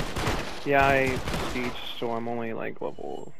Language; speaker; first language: English; native; English